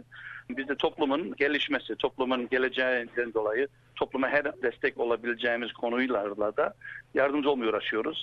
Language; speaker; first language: Turkish; early bilingual, heritage; Turkish